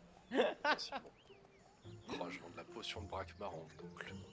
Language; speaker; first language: French; native; French